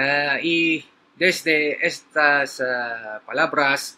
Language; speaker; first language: Spanish; non-native, learner; Filipino